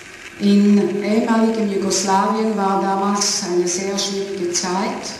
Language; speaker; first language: German; non-native, fluent; Serbian